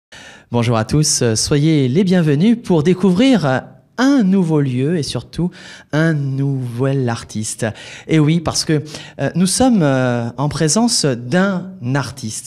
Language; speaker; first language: French; native; French